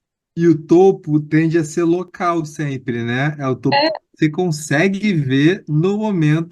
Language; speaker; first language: Portuguese; native; Portuguese